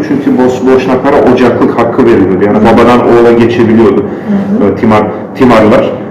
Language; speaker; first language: Turkish; non-native, fluent; Bosnian